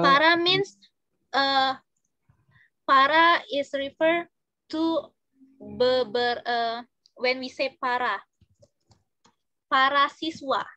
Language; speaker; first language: English; non-native, fluent; Indonesian